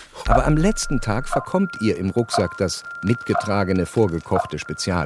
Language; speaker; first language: German; native; German